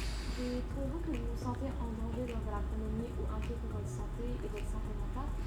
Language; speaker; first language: French; native; French